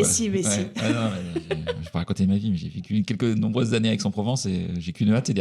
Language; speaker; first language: French; native; French